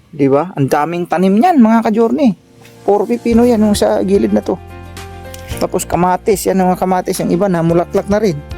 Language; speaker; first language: Filipino; non-native, local second language; Cebuano